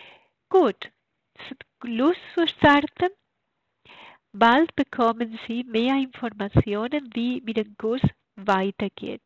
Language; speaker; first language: German; non-native, fluent; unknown